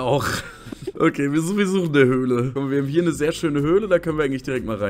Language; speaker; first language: German; native; German